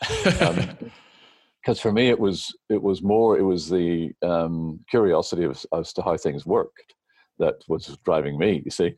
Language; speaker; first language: English; native; English